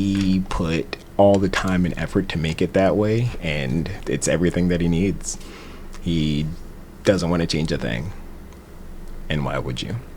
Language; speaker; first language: English; native; English